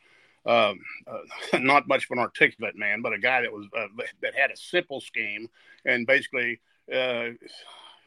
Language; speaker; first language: English; native; English